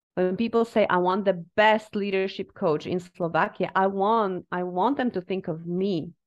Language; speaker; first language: English; non-native, fluent; Slovak